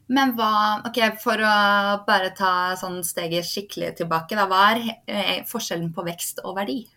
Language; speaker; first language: Norwegian; native; Norwegian